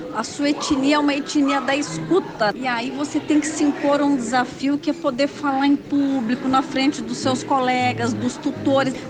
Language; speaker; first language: Portuguese; native; Portuguese